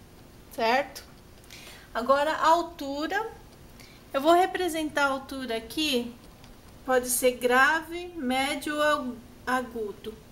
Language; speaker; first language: Portuguese; native; Portuguese